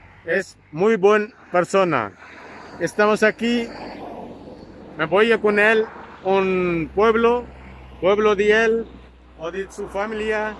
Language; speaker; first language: Spanish; non-native, learner; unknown